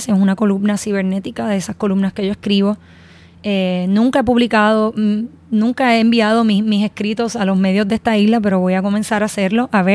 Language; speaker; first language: Spanish; native; Spanish